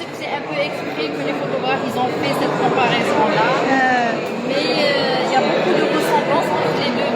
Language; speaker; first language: French; non-native, local second language; Arabic